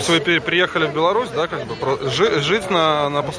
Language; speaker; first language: Russian; native; Russian